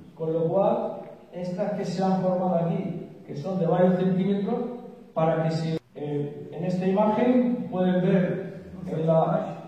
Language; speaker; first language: Spanish; native; Spanish